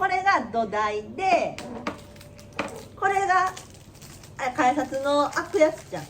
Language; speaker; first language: Japanese; native; Japanese